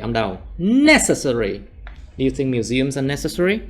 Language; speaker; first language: English; non-native, fluent; Vietnamese